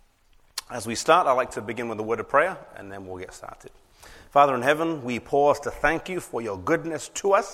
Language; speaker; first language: English; native; English